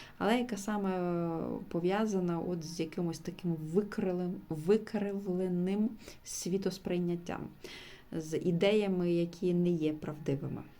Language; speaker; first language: Ukrainian; non-native, local second language; Russian